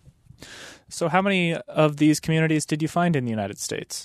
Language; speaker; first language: English; native; English